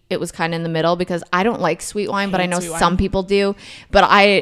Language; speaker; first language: English; native; English